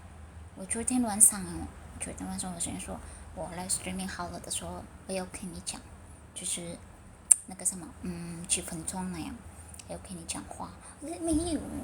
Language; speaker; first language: Chinese; early bilingual, heritage; Chinese